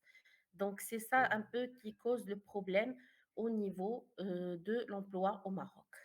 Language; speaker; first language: French; non-native, fluent; Arabic